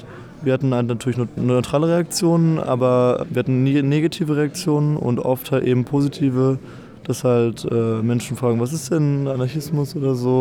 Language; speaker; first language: German; native; German